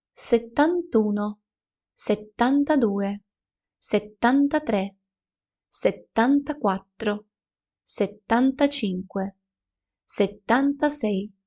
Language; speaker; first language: Italian; non-native, fluent; Ukrainian